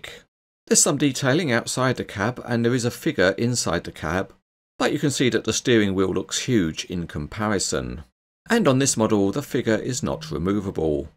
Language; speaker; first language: English; native; English